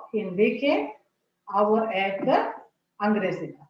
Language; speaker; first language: Hindi; non-native, local second language; Malayalam